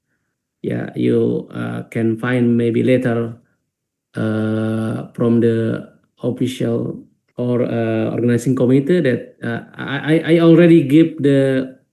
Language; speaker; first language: English; non-native, fluent; Indonesian